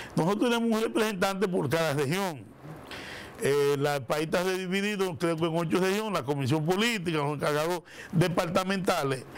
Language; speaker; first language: Spanish; native; Spanish